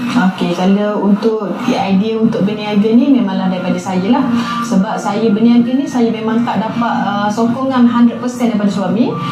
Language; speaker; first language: Malay; native; Malay